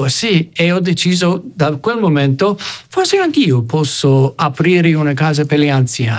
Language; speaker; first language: Italian; non-native, fluent; English